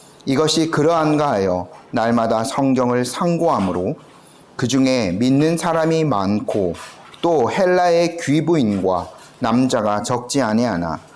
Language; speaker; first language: Korean; native; Korean